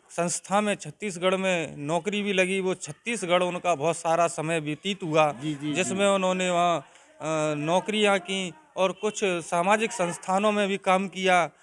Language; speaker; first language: Hindi; native; Hindi